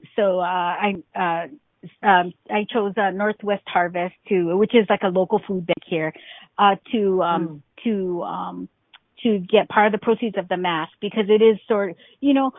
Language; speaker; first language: English; native; English